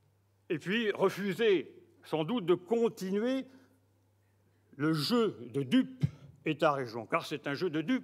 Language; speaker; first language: French; native; French